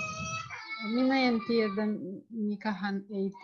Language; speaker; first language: Finnish; non-native, learner; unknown